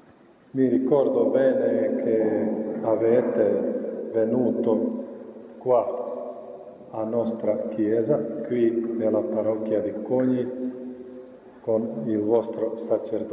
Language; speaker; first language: Italian; non-native, fluent; Croatian